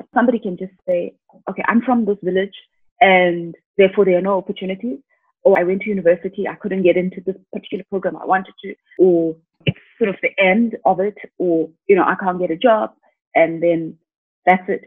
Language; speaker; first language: English; non-native, local second language; Xhosa